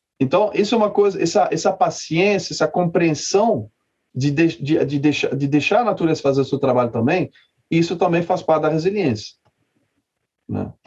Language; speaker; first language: Portuguese; non-native, fluent; French